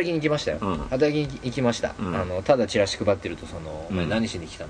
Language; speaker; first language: Japanese; native; Japanese